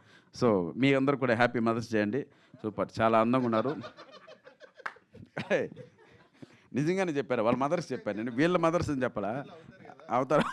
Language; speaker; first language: Telugu; native; Telugu